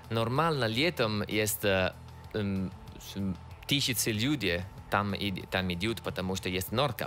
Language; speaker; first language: Russian; non-native, learner; Italian